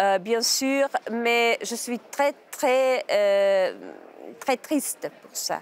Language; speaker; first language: French; non-native, learner; Czech